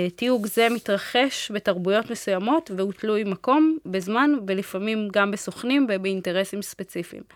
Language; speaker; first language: Hebrew; early bilingual, other home language; Amharic